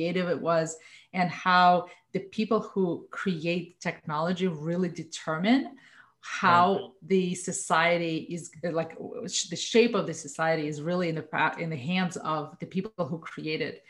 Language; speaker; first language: English; non-native, fluent; Russian